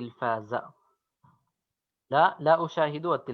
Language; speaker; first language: Arabic; non-native, fluent; Urdu